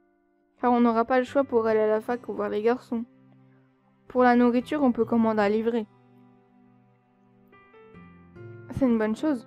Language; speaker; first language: French; native; French